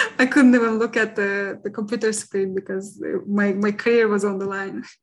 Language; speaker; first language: English; non-native, fluent; Turkish